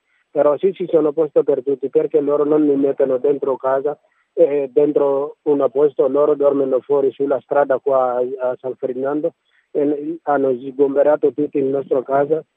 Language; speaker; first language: Italian; non-native, learner; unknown